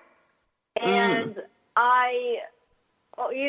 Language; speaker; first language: English; non-native, fluent; Russian